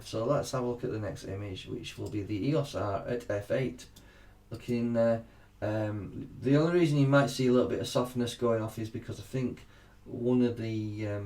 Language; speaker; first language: English; native; English